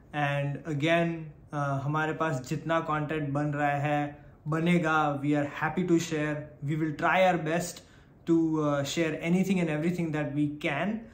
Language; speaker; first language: Hindi; non-native, local second language; Gujarati